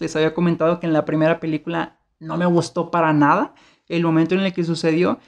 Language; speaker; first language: Spanish; native; Spanish